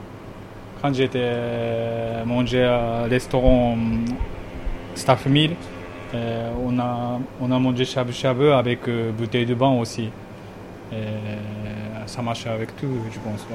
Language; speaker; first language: French; non-native, fluent; Japanese